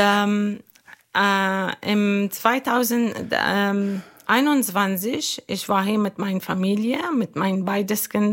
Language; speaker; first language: German; non-native, learner; Arabic